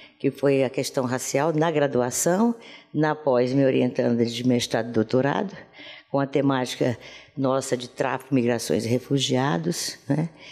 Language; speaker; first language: Portuguese; native; Portuguese